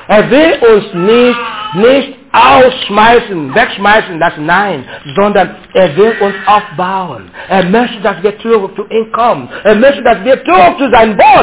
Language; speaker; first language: German; non-native, learner; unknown